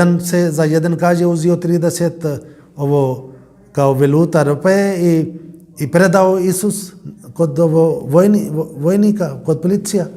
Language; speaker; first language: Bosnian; non-native, learner; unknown